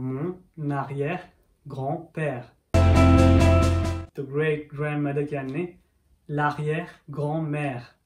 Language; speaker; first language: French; early bilingual, other home language; Sinhala